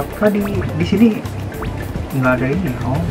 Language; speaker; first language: Indonesian; native; Indonesian